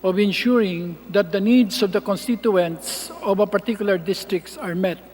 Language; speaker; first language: English; non-native, local second language; Filipino